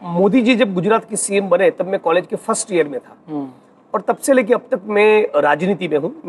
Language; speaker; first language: Hindi; non-native, local second language; Gujarati